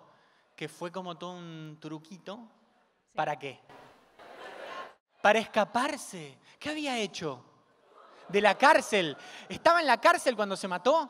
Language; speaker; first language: Spanish; native; Spanish